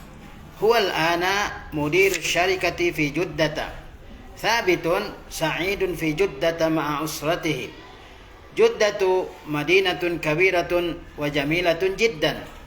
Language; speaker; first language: Arabic; non-native, fluent; Indonesian